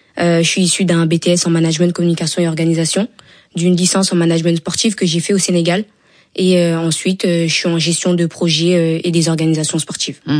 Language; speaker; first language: French; early bilingual, other home language; Wolof